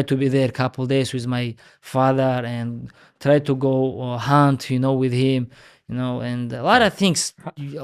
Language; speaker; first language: English; non-native, learner; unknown